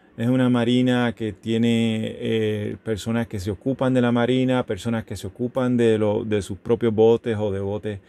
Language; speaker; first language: Spanish; native; Spanish